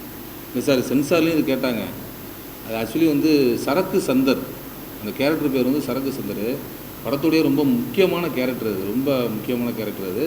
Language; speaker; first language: Tamil; native; Tamil